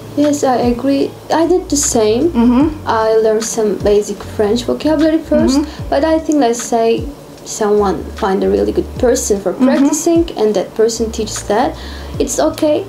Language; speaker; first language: English; non-native, fluent; Turkish